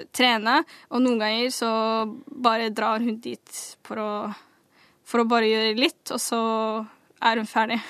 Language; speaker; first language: Norwegian; early bilingual, other home language; Somali